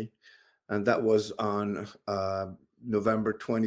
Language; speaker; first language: English; non-native, fluent; Swedish